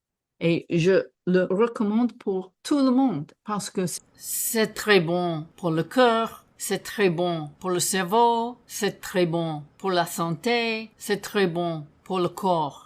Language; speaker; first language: French; non-native, fluent; English